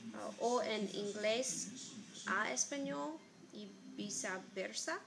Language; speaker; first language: Spanish; non-native, learner; English